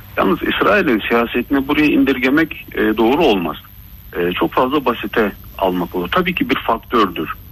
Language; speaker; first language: Turkish; early bilingual, heritage; Turkish